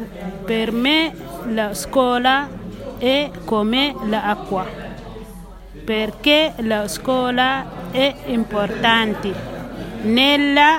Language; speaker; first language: Italian; non-native, learner; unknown